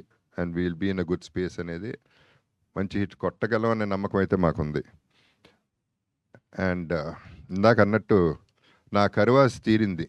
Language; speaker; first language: Telugu; native; Telugu